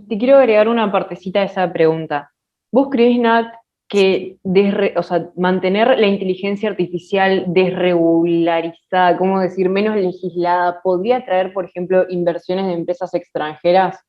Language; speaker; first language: Spanish; native; Spanish